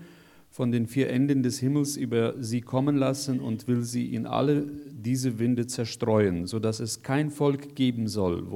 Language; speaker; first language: German; native; German